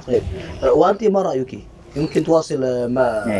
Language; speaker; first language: Arabic; non-native, learner; Indonesian